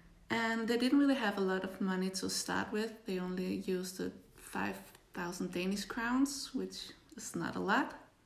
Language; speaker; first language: English; non-native, fluent; Danish